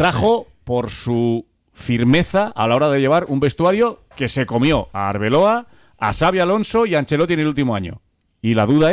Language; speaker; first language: Spanish; native; Spanish